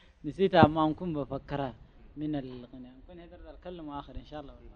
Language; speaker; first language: Arabic; native; Arabic